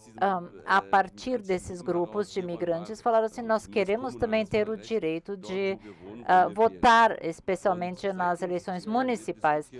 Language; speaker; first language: Portuguese; non-native, learner; German